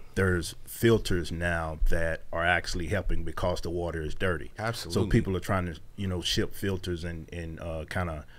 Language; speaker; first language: English; native; English